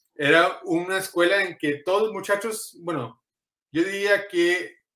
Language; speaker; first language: Spanish; early bilingual, heritage; Spanish